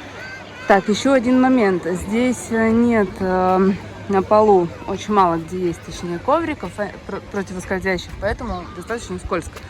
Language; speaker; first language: Russian; native; Russian